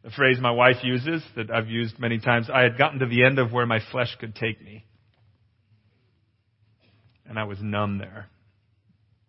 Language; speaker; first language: English; native; English